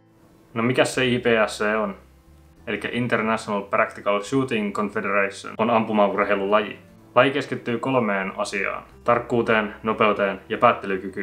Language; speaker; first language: Finnish; native; Finnish